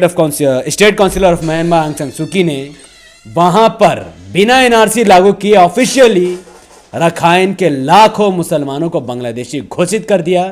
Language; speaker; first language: Hindi; native; Hindi